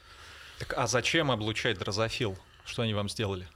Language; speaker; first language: Russian; native; Russian